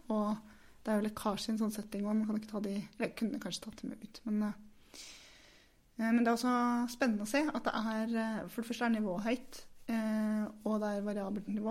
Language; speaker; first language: Norwegian; native; Norwegian